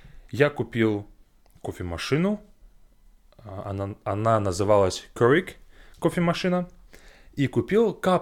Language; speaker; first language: Russian; non-native, fluent; English